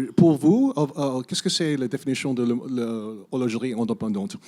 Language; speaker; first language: French; non-native, learner; English